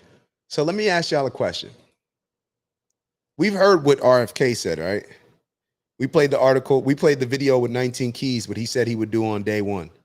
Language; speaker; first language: English; native; English